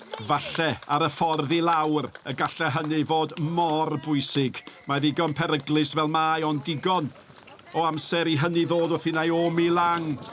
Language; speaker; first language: Welsh; native; Welsh